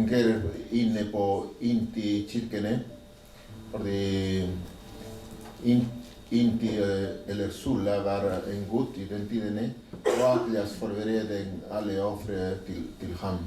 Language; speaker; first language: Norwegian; non-native, learner; Spanish